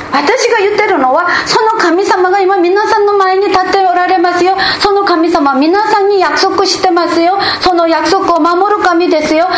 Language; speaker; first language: Japanese; non-native, fluent; Korean